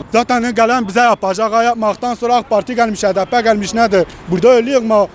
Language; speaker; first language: Turkish; non-native, local second language; Kurdish